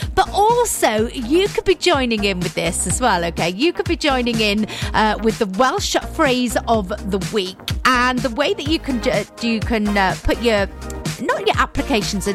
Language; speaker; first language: English; native; English